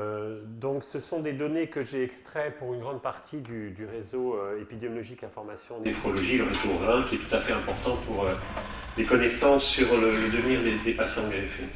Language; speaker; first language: French; native; French